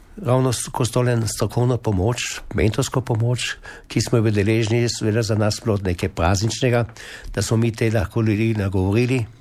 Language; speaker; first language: Slovenian; native; Slovenian